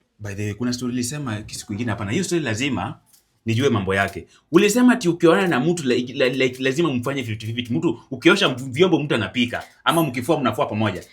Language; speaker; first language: Swahili; non-native, local second language; Luo (Kenya and Tanzania)